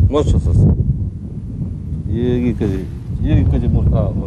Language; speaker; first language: Korean; early bilingual, heritage; Korean